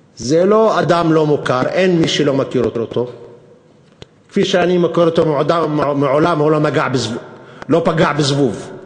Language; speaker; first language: Hebrew; non-native, local second language; Arabic